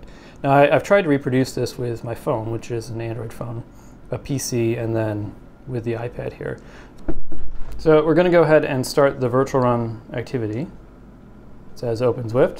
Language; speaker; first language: English; native; English